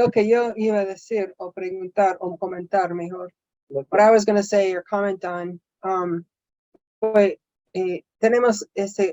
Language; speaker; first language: Spanish; non-native, fluent; English